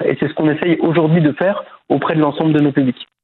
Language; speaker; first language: French; native; French